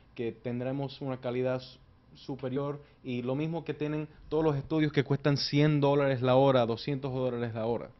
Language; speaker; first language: Spanish; early bilingual, heritage; Spanish